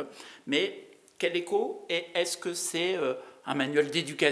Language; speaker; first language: French; native; French